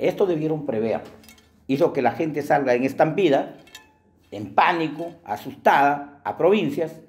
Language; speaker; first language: Spanish; native; Spanish